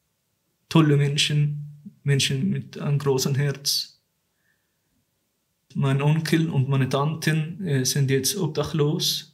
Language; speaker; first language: German; non-native, fluent; Arabic